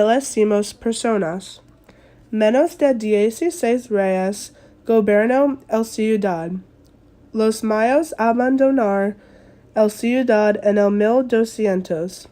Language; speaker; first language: Spanish; non-native, learner; English